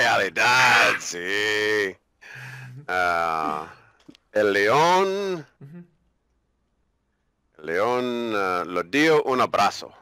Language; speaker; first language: Spanish; non-native, learner; English